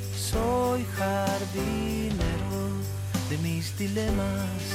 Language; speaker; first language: Spanish; native; Spanish